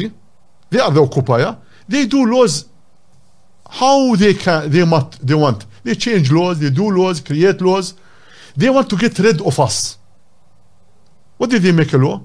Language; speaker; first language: English; non-native, learner; Arabic